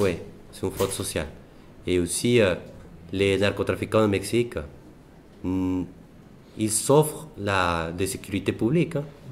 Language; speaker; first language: French; non-native, fluent; Spanish